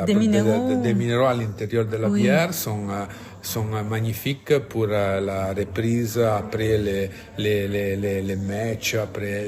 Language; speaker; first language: French; non-native, fluent; Italian